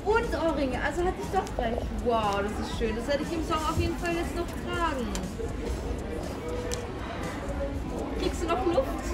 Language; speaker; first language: German; native; German